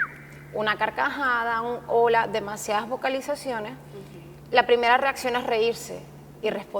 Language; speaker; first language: Spanish; native; Spanish